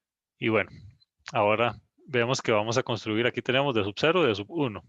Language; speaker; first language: Spanish; native; Spanish